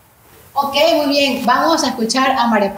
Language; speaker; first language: Spanish; native; Spanish